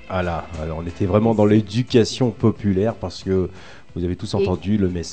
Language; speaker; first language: French; native; French